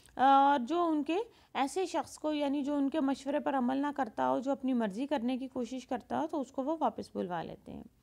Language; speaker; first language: Urdu; non-native, local second language; Punjabi